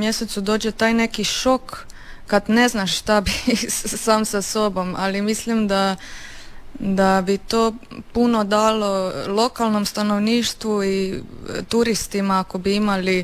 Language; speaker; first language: Serbian; native; Serbian